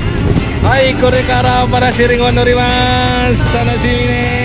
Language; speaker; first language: Japanese; non-native, learner; Indonesian